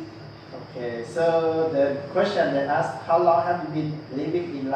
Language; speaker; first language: English; non-native, learner; Lao